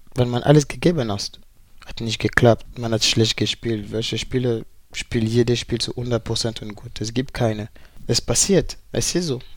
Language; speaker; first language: German; non-native, fluent; French